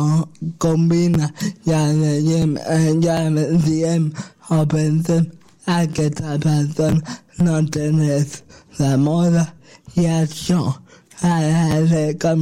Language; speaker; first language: Catalan; non-native, local second language; Spanish